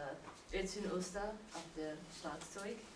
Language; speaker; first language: German; non-native, learner; English